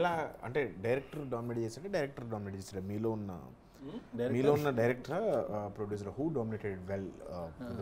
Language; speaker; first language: Telugu; native; Telugu